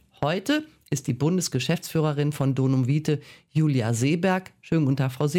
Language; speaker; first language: German; native; German